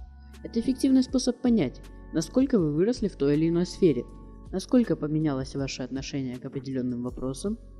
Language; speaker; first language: Russian; native; Russian